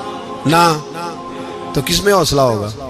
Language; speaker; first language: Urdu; non-native, local second language; Punjabi